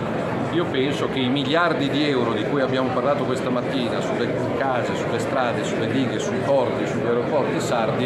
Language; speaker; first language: Italian; native; Italian